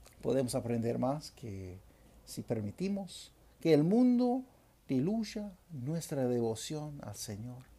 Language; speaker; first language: Spanish; non-native, fluent; English